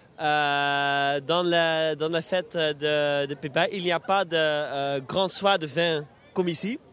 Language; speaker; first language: French; non-native, learner; Dutch